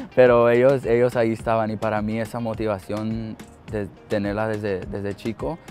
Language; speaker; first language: English; early bilingual, other home language; Spanish